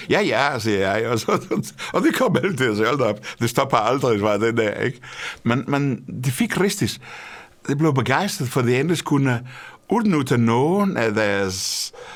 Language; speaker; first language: Danish; non-native, fluent; Portuguese